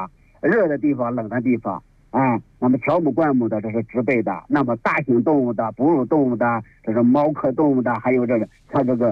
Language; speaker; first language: Chinese; native; Chinese